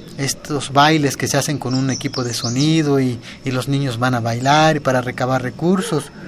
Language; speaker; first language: Spanish; non-native, local second language; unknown